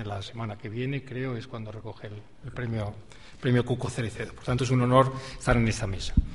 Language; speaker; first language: Spanish; native; Spanish